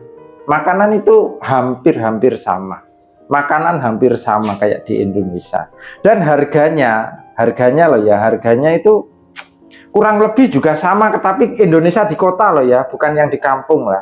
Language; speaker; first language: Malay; non-native, local second language; Javanese